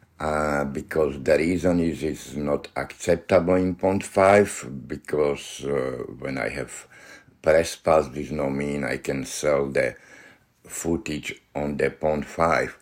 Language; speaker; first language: English; non-native, learner; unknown